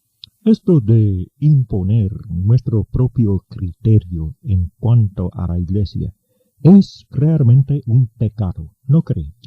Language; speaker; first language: Spanish; native; Spanish